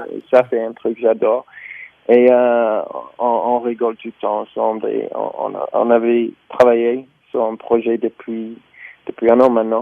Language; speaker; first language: French; non-native, learner; English